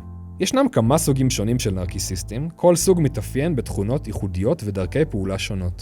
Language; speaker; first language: Hebrew; native; Hebrew